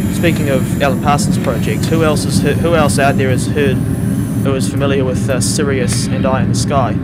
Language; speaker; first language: English; native; English